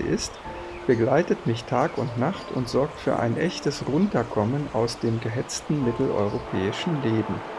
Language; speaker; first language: German; native; German